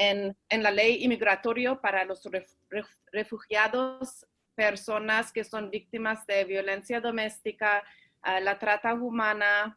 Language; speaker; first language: Spanish; early bilingual, heritage; Spanish